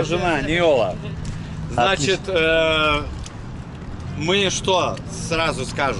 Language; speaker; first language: Russian; non-native, local second language; Lithuanian